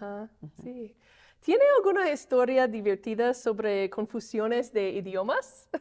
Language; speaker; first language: Spanish; non-native, fluent; English